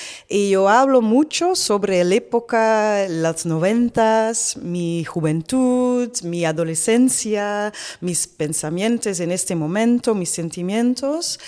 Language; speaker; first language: Spanish; non-native, learner; Dutch